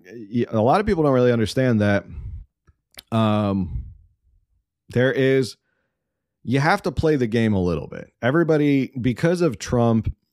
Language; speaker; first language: English; native; English